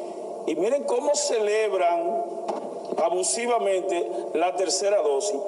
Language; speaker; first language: Spanish; native; Spanish